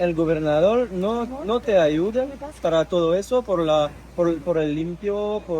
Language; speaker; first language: Spanish; non-native, learner; French